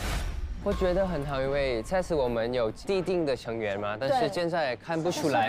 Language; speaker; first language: Chinese; non-native, learner; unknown